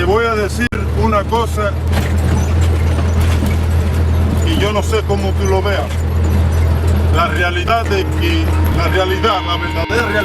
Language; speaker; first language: Spanish; native; Spanish